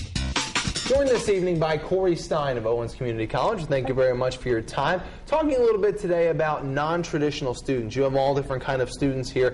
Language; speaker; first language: English; native; English